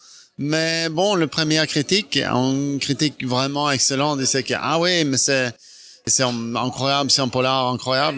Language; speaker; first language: French; non-native, fluent; Norwegian